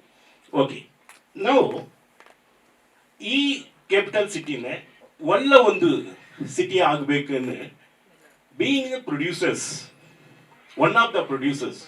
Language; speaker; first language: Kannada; non-native, fluent; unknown